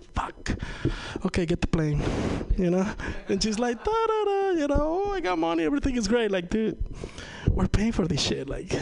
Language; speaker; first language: English; non-native, fluent; Spanish